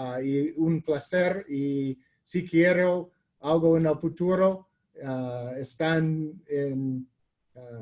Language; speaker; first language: Spanish; non-native, learner; English